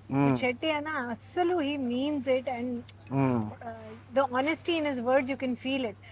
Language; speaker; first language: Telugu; non-native, learner; Hindi